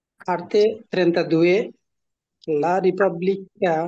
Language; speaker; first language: Italian; non-native, learner; Bangla